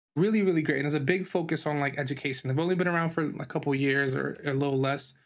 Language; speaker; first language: English; native; English